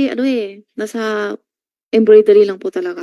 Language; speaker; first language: Filipino; non-native, learner; Chinese